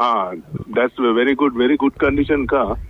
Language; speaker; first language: English; non-native, learner; Sinhala